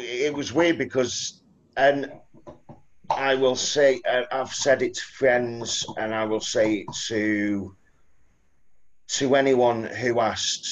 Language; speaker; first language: English; native; English